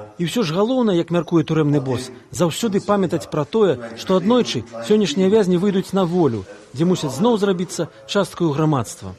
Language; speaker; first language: Belarusian; native; Belarusian